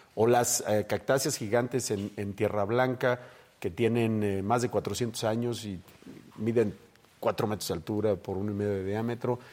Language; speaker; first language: Spanish; native; Spanish